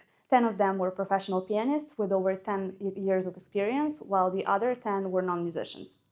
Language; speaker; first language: English; non-native, fluent; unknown